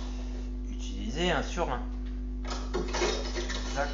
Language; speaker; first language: French; native; French